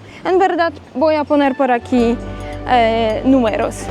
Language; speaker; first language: Spanish; non-native, fluent; Polish